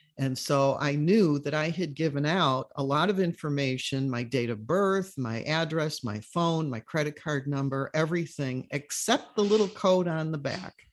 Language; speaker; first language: English; native; English